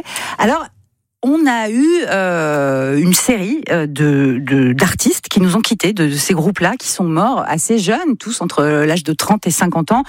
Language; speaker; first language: French; native; French